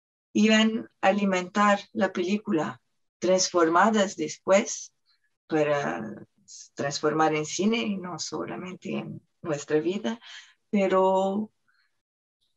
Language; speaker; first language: Spanish; non-native, fluent; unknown